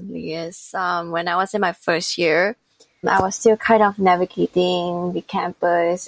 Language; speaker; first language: English; non-native, local second language; Chinese